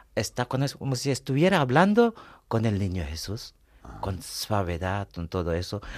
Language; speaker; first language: Spanish; non-native, fluent; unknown